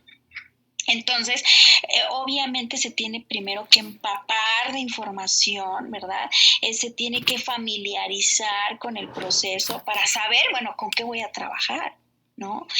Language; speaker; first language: Spanish; native; Spanish